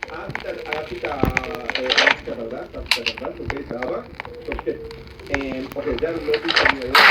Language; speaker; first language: Hebrew; native; Hebrew